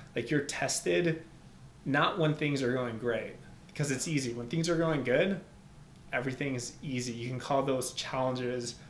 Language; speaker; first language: English; early bilingual, other home language; Albanian